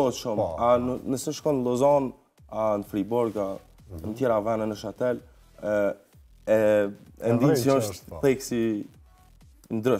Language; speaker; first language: Albanian; early bilingual, heritage; Albanian